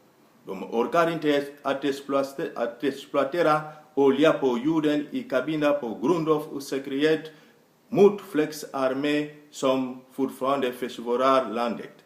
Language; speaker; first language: Swedish; non-native, fluent; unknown